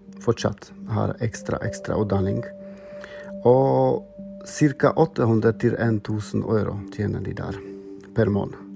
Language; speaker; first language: Norwegian; non-native, fluent; Slovak